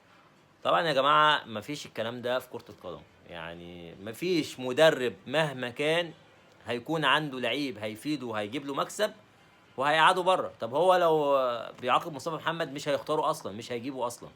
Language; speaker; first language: Arabic; native; Arabic